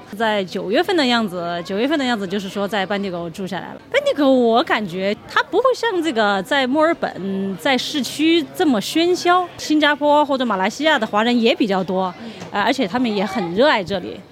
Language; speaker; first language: Chinese; native; Chinese